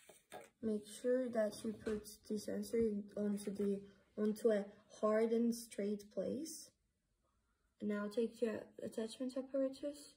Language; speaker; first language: English; non-native, fluent; Turkish